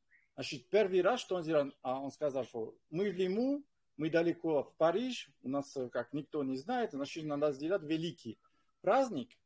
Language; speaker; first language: Russian; non-native, fluent; French